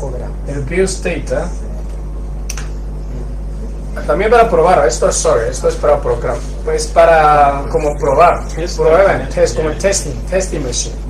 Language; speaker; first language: Spanish; non-native, fluent; Chinese